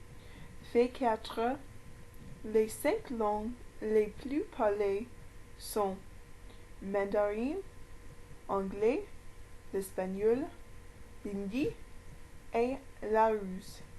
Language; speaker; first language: French; non-native, learner; English